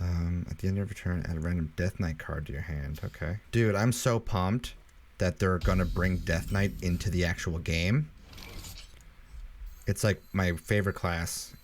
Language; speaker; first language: English; native; English